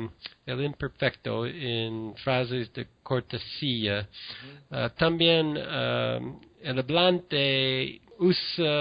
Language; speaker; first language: Spanish; non-native, learner; English